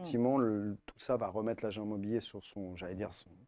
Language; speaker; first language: French; native; French